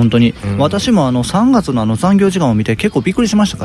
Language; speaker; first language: Japanese; native; Japanese